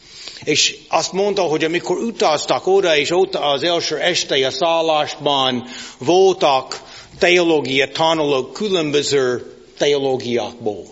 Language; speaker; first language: Hungarian; non-native, fluent; English